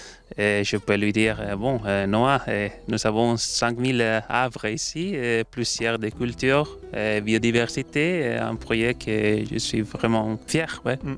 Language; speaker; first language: French; non-native, learner; Spanish